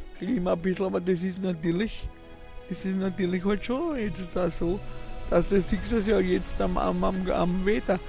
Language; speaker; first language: German; native; German